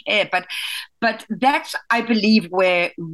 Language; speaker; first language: English; native; English